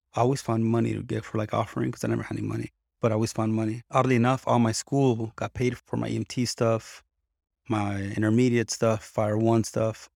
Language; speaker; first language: English; early bilingual, other home language; Spanish